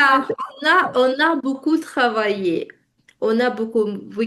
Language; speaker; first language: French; non-native, fluent; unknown